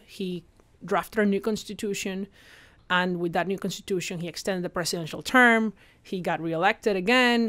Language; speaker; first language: English; non-native, fluent; Spanish